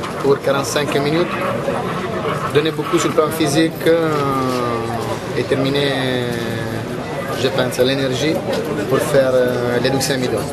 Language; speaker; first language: French; non-native, learner; Italian